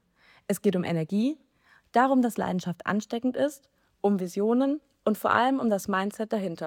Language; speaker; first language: German; native; German